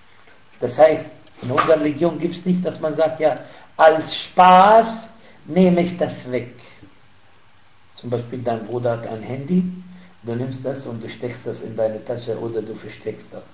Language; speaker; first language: German; non-native, fluent; Arabic